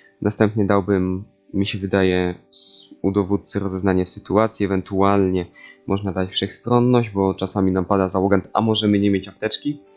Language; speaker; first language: Polish; native; Polish